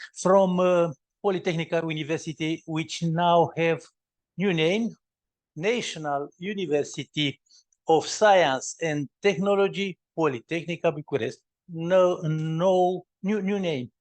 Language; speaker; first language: English; non-native, learner; Romanian